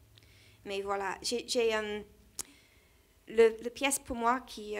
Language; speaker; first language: French; non-native, learner; English